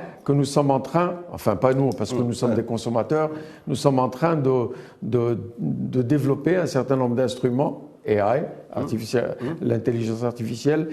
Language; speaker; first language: French; non-native, local second language; Arabic